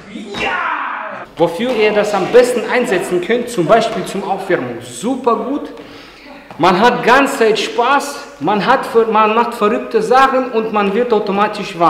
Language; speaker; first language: German; non-native, fluent; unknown